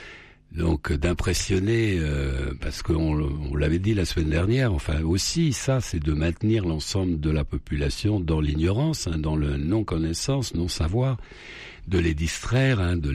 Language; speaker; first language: French; native; French